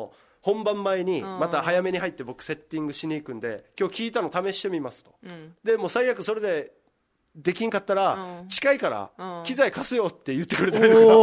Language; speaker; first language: Japanese; native; Japanese